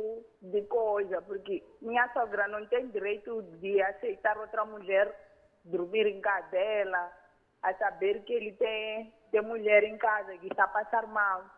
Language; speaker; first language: Portuguese; non-native, local second language; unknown